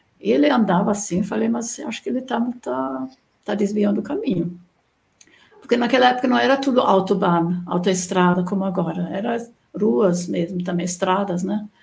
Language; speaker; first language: Portuguese; non-native, fluent; German